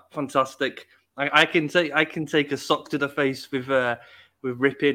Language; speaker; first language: English; native; English